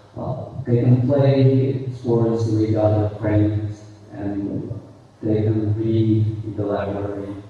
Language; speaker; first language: English; non-native, fluent; Korean